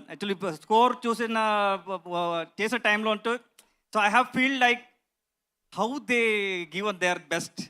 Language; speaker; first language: Telugu; non-native, learner; Kannada